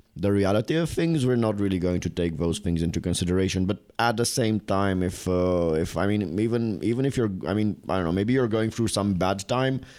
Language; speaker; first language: English; non-native, fluent; Romanian